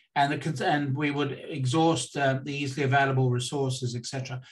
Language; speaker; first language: English; native; English